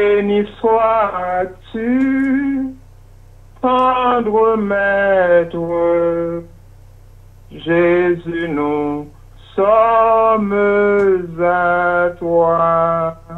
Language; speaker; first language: French; non-native, local second language; Haitian Creole